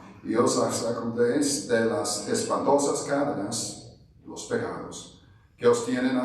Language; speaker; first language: Spanish; non-native, fluent; English